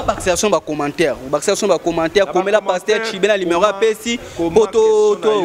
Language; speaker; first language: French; non-native, local second language; Lingala